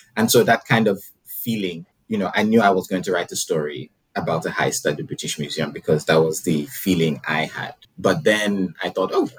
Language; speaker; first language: English; non-native, local second language; Yoruba